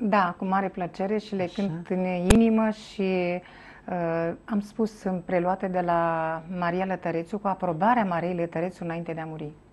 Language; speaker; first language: Romanian; native; Romanian